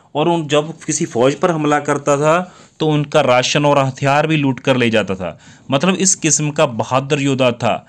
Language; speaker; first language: Hindi; non-native, local second language; Punjabi